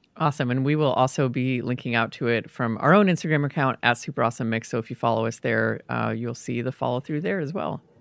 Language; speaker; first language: English; native; English